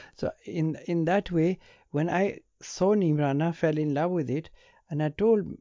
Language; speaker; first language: English; non-native, local second language; Punjabi